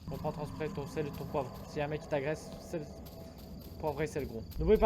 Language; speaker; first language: French; native; French